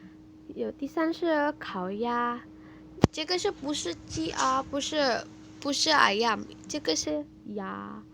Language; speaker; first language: Chinese; non-native, fluent; Indonesian